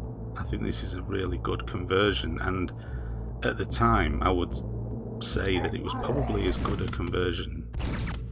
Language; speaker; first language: English; native; English